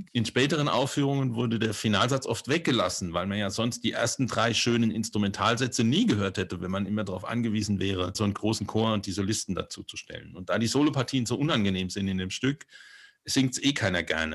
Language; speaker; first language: German; native; German